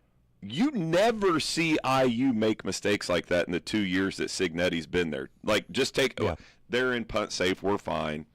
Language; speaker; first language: English; native; English